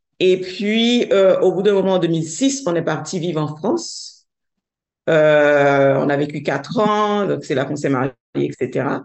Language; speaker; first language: French; non-native, local second language; Haitian Creole